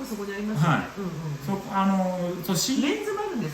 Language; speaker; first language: Japanese; native; Japanese